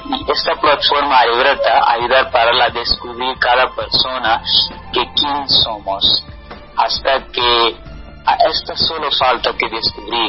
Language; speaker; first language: Spanish; non-native, learner; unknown